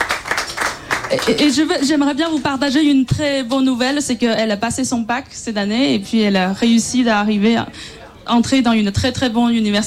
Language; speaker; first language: French; non-native, fluent; Chinese